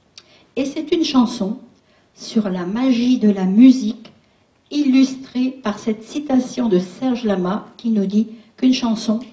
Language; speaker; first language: French; native; French